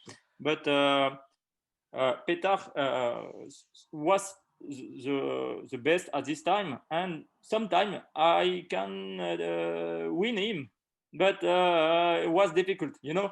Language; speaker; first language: English; non-native, learner; French